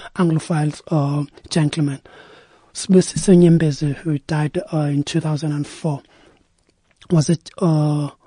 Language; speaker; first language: English; non-native, local second language; Zulu